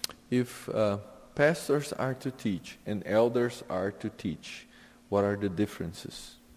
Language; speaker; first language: English; non-native, fluent; Portuguese